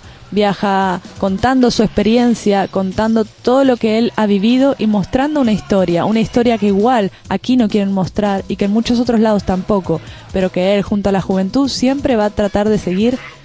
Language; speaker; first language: Spanish; native; Spanish